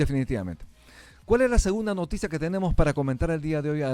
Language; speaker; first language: Spanish; native; Spanish